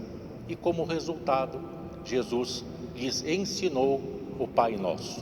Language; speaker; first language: Portuguese; native; Portuguese